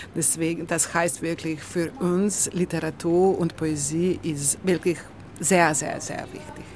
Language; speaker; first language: German; non-native, learner; Slovenian